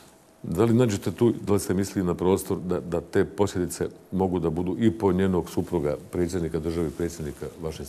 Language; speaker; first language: Bosnian; native; Bosnian